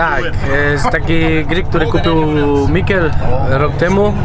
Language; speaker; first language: Polish; non-native, learner; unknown